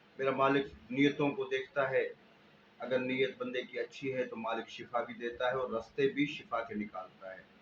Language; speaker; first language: Urdu; non-native, local second language; Sindhi